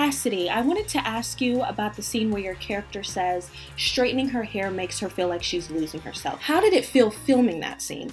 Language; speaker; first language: English; native; English